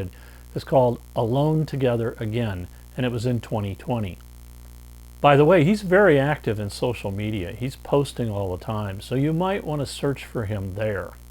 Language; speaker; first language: English; native; English